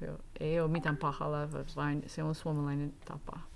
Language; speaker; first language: Finnish; non-native, learner; English